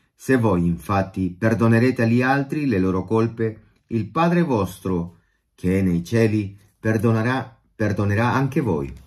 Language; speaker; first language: Italian; non-native, fluent; Spanish